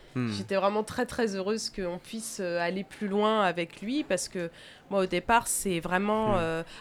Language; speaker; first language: French; native; French